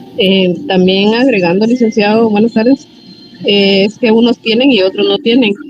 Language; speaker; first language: Spanish; native; Spanish